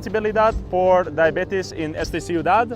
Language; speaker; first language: Spanish; non-native, learner; English